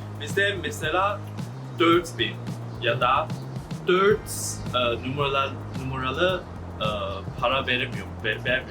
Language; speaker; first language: Turkish; non-native, learner; Chinese